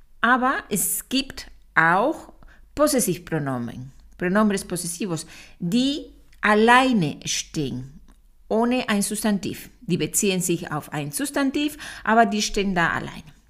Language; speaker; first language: German; non-native, fluent; Spanish